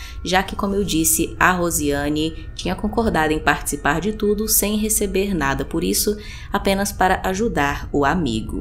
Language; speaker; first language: Portuguese; native; Portuguese